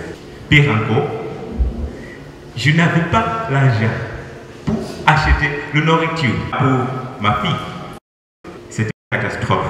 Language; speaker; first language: French; non-native, learner; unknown